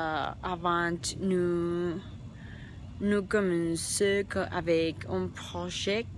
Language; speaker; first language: French; non-native, learner; Spanish